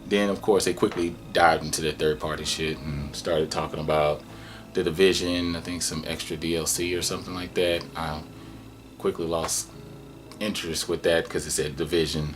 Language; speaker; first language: English; native; English